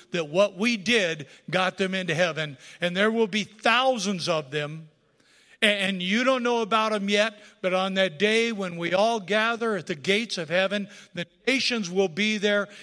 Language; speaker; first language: English; native; English